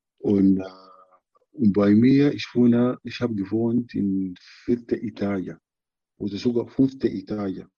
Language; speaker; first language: German; non-native, learner; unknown